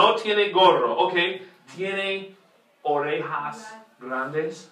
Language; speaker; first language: Spanish; non-native, fluent; English